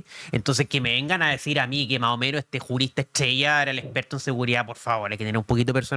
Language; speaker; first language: Spanish; native; Spanish